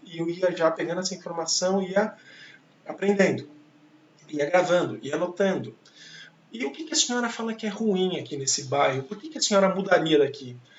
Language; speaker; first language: Portuguese; native; Portuguese